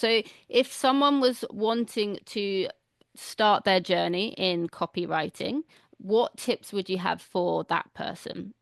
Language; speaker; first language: English; native; English